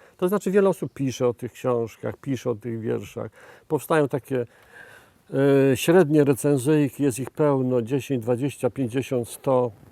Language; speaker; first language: Polish; native; Polish